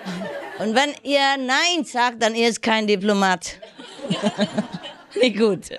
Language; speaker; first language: German; non-native, learner; Vietnamese